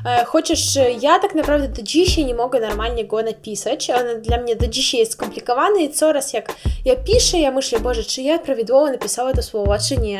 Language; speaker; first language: Polish; non-native, learner; Russian